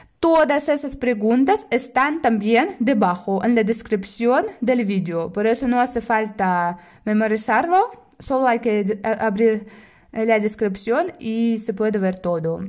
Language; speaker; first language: Spanish; non-native, fluent; Russian